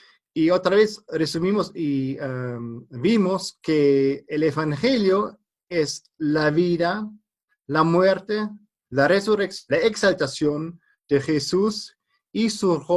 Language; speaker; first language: Spanish; non-native, fluent; German